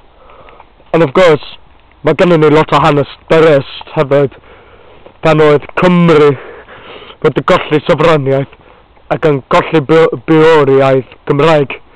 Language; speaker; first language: Welsh; non-native, learner; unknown